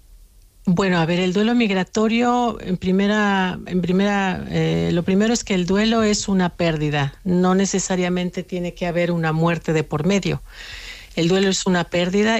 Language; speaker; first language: Spanish; native; Spanish